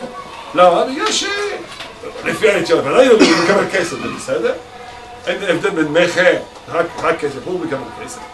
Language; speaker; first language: Hebrew; non-native, fluent; French